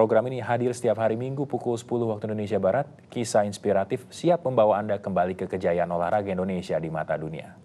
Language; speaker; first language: Indonesian; native; Indonesian